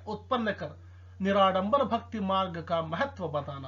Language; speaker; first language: Hindi; non-native, local second language; Telugu